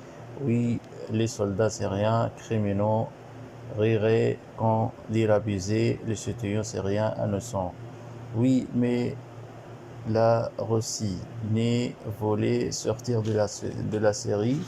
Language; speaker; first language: French; non-native, learner; Arabic